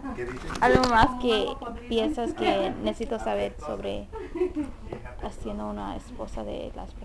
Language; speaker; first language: Spanish; early bilingual, heritage; Spanish